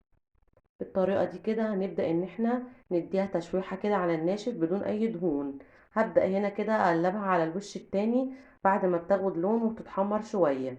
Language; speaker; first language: Arabic; native; Arabic